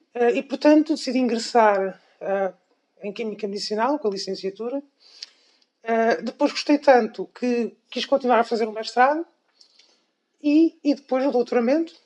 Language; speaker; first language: Portuguese; native; Portuguese